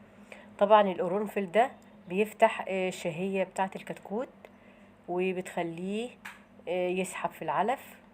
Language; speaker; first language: Arabic; native; Arabic